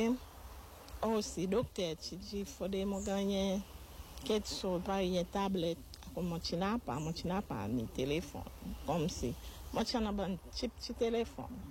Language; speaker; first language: French; non-native, local second language; Seselwa Creole French